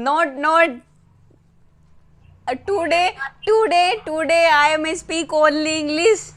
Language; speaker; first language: English; non-native, learner; Hindi